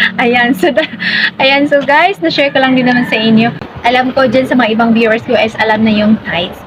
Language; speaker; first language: Filipino; non-native, local second language; Cebuano